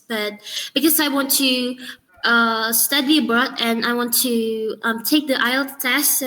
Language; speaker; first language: English; non-native, learner; Indonesian